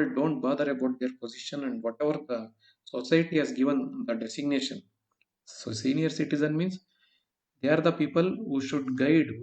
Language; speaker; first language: English; non-native, local second language; Kannada